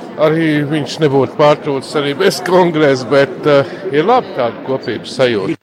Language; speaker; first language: Latvian; native; Latvian